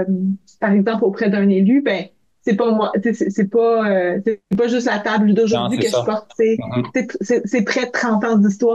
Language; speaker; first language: French; native; French